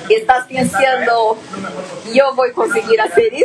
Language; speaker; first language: Spanish; non-native, learner; Portuguese